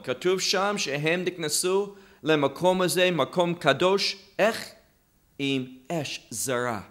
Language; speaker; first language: Hebrew; non-native, fluent; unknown